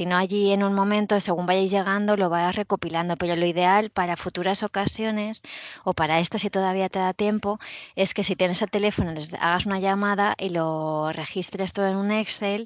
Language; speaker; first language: Spanish; native; Spanish